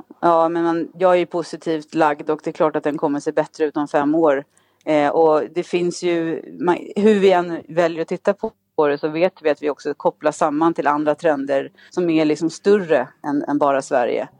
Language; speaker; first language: Swedish; native; Swedish